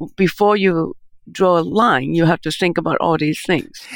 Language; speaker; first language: English; early bilingual, other home language; Japanese